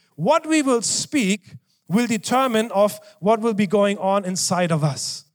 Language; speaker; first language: English; non-native, fluent; German